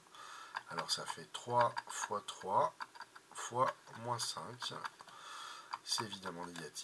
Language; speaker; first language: French; native; French